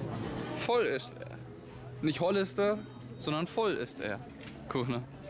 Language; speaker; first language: German; native; German